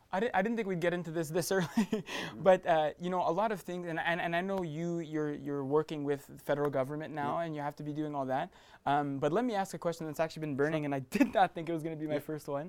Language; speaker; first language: English; native; English